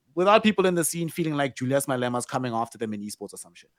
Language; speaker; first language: English; non-native, local second language; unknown